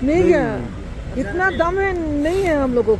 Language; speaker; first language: Hindi; non-native, local second language; Bangla